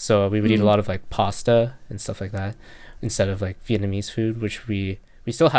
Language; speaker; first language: English; native; English